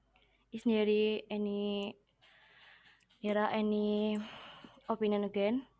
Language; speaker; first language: English; non-native, learner; Indonesian